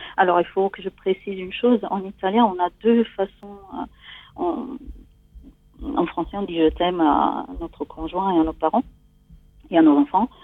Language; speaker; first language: French; non-native, fluent; Italian